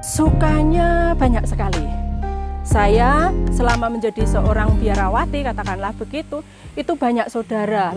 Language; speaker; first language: Indonesian; non-native, local second language; Javanese